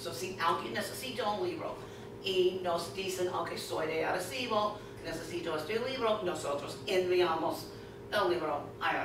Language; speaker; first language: Spanish; non-native, fluent; English